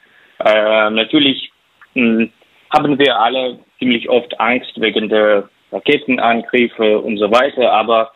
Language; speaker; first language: German; non-native, fluent; Ukrainian